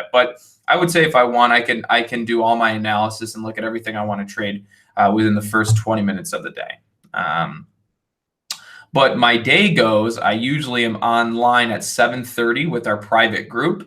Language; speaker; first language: English; native; English